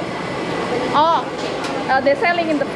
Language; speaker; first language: English; non-native, learner; Indonesian